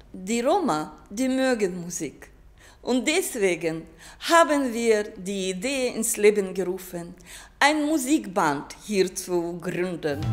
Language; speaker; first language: German; non-native, fluent; Russian